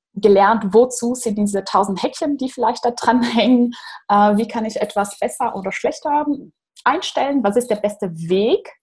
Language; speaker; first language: German; non-native, fluent; Portuguese